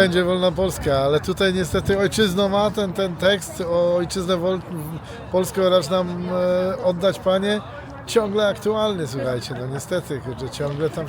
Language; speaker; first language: Polish; native; Polish